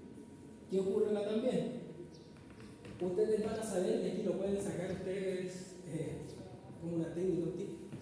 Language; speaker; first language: Spanish; native; Spanish